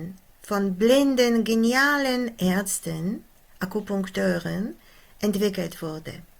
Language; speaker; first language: German; non-native, fluent; Polish